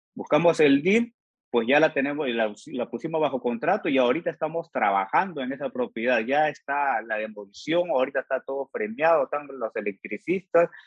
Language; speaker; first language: Spanish; native; Spanish